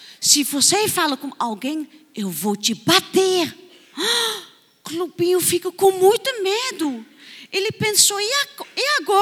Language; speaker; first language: Portuguese; non-native, fluent; Dutch